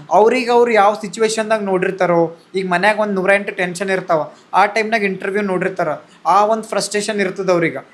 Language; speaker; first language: Kannada; native; Kannada